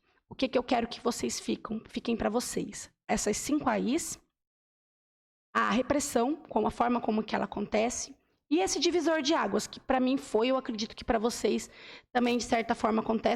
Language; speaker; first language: Portuguese; native; Portuguese